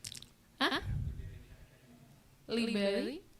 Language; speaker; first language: English; non-native, learner; Indonesian